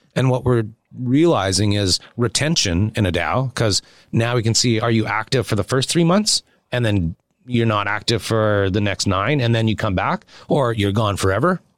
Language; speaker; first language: English; native; English